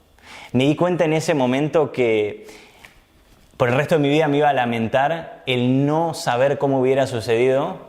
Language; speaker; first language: Spanish; native; Spanish